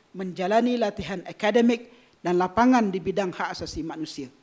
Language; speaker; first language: Malay; native; Malay